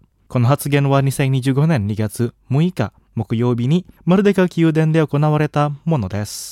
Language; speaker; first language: Japanese; non-native, fluent; Indonesian